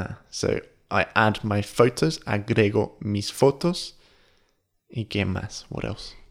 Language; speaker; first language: Spanish; non-native, fluent; English